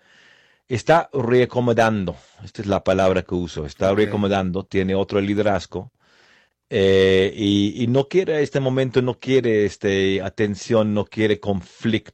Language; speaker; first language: Spanish; non-native, fluent; English